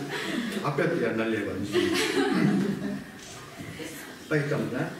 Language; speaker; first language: Russian; non-native, learner; Korean